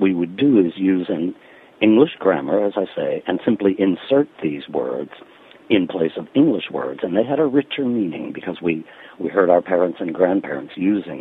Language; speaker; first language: English; native; English